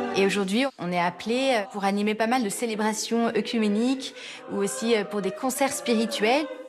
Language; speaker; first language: French; native; French